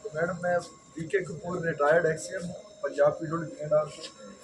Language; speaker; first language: Hindi; non-native, local second language; Punjabi